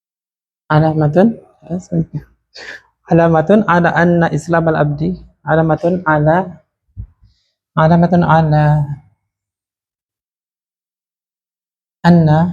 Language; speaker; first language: Arabic; non-native, fluent; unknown